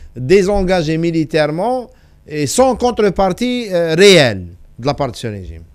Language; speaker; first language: French; non-native, local second language; Arabic